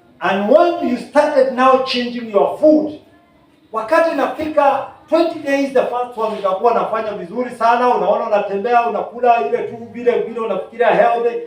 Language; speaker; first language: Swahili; non-native, local second language; Kikuyu